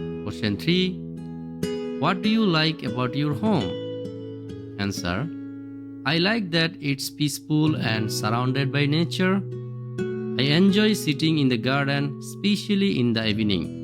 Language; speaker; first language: English; non-native, local second language; Bangla